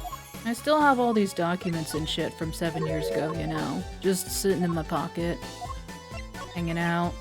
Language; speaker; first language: English; native; English